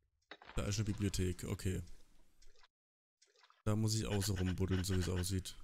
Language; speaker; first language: German; native; German